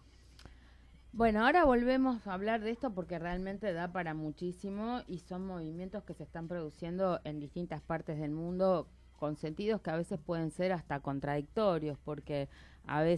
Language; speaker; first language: Spanish; native; Spanish